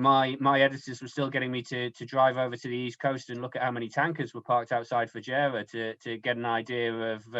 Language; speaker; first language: English; native; English